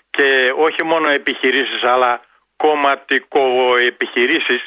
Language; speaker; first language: Greek; native; Greek